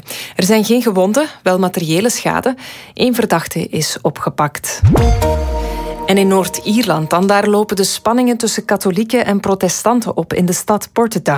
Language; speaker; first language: Dutch; native; Dutch